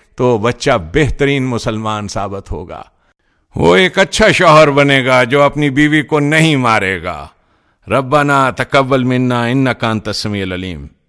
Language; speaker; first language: Urdu; native; Urdu